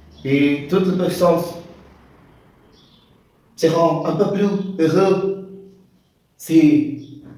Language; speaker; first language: French; non-native, learner; Portuguese